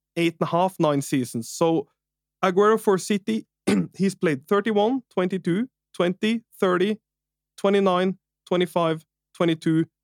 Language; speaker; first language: English; non-native, fluent; Norwegian